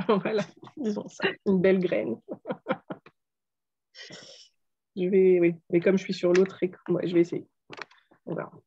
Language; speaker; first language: French; native; French